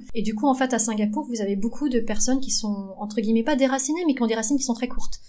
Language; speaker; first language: French; early bilingual, other home language; Vietnamese